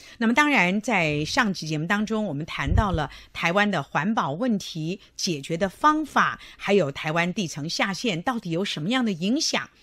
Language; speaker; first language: Chinese; native; Chinese